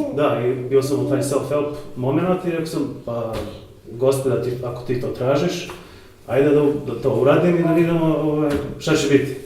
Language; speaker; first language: Bosnian; early bilingual, heritage; Serbian